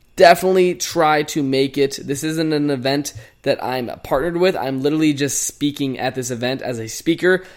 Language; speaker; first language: English; native; English